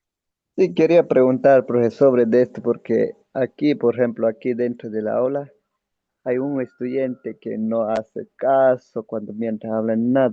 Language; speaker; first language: Spanish; non-native, local second language; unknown